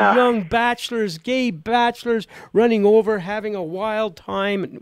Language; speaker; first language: English; native; English